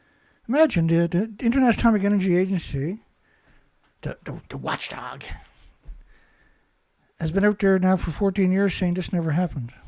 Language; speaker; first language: English; native; English